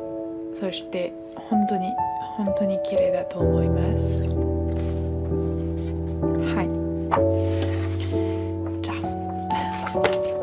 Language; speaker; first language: Japanese; non-native, learner; French